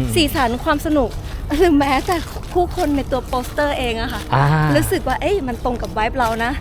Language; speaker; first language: Thai; early bilingual, other home language; Italian